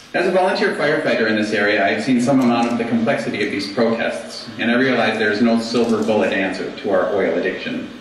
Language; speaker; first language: English; native; English